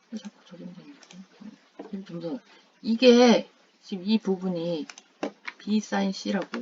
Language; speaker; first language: Korean; non-native, fluent; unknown